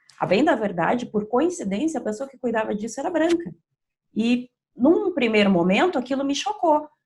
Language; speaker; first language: Portuguese; native; Portuguese